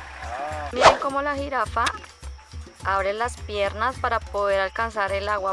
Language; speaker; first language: Spanish; native; Spanish